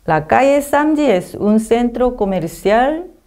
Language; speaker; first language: Spanish; non-native, learner; Korean